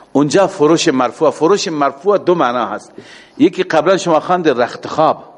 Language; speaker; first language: Persian; native; Persian